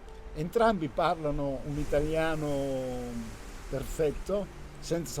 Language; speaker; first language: Italian; native; Italian